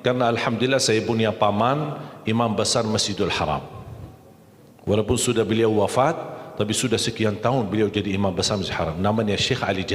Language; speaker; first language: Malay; non-native, fluent; Arabic